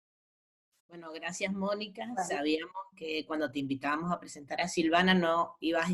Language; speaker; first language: Spanish; native; Spanish